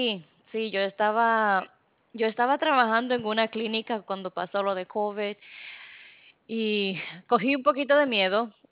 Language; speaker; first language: Spanish; non-native, fluent; English